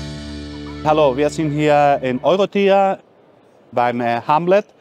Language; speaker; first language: German; non-native, fluent; Spanish